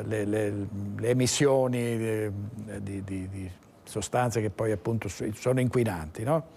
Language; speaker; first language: Italian; native; Italian